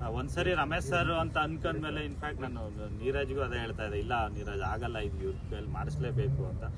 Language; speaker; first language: Kannada; native; Kannada